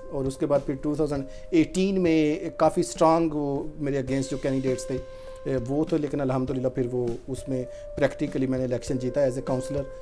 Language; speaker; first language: Hindi; non-native, local second language; Punjabi